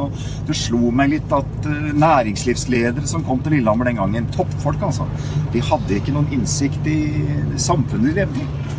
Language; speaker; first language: Norwegian; native; Norwegian